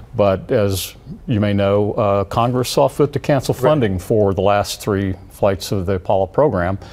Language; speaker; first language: English; native; English